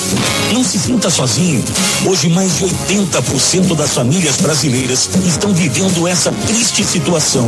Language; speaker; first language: Portuguese; native; Portuguese